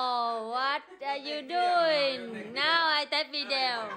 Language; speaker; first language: English; non-native, learner; Vietnamese